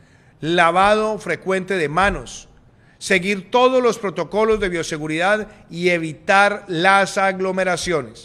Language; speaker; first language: Spanish; native; Spanish